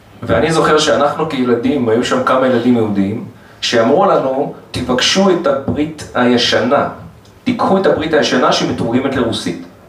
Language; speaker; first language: Hebrew; non-native, fluent; Russian